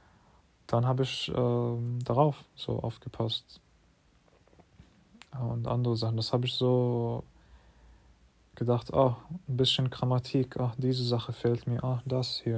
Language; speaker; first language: German; non-native, fluent; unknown